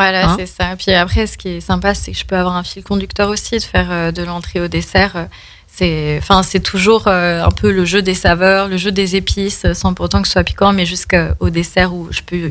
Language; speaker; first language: French; native; French